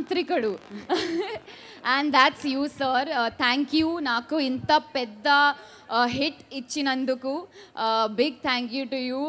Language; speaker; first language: Telugu; non-native, learner; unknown